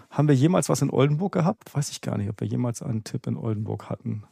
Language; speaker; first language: German; native; German